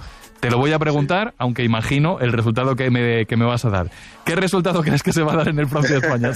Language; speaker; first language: Spanish; native; Spanish